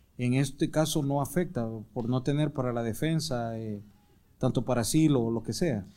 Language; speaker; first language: Spanish; native; Spanish